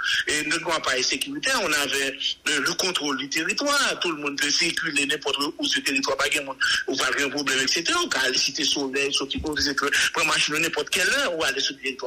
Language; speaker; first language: French; non-native, local second language; Haitian Creole